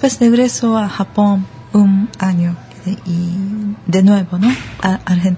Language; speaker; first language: Spanish; early bilingual, other home language; Japanese